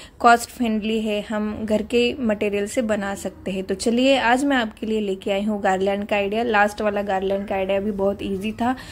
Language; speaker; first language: Hindi; non-native, local second language; Marathi